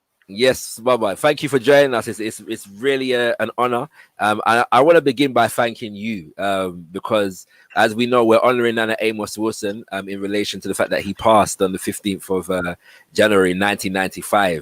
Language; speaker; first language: English; native; English